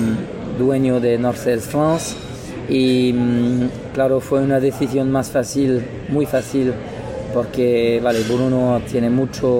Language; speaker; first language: Spanish; non-native, learner; French